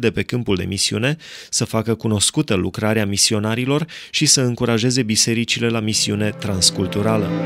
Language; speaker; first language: Romanian; native; Romanian